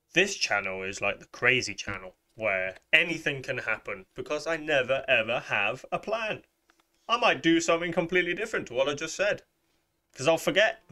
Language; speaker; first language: English; native; English